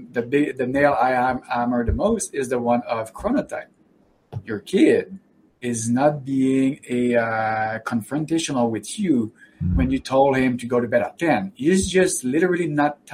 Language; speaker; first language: English; native; English